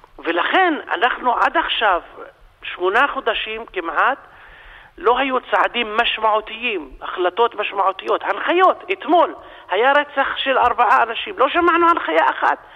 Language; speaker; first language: Hebrew; non-native, local second language; Arabic